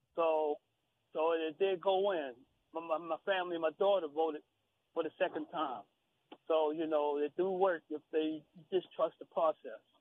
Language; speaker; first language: English; native; English